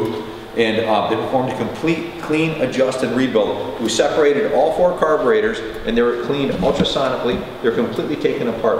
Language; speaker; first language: English; native; English